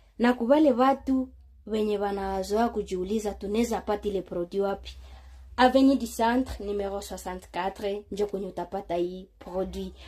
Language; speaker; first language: Swahili; native; Swahili